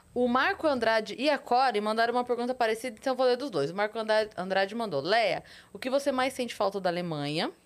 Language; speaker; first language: Portuguese; native; Portuguese